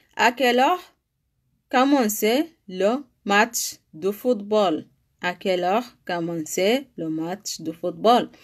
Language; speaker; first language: French; non-native, learner; Arabic